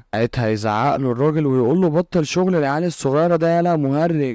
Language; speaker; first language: Arabic; native; Arabic